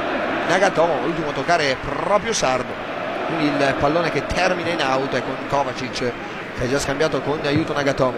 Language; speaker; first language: Italian; native; Italian